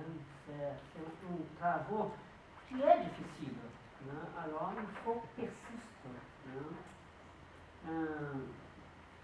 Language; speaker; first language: French; non-native, learner; Portuguese